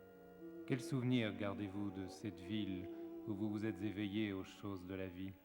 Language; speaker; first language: French; native; French